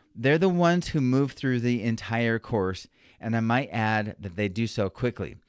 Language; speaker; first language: English; native; English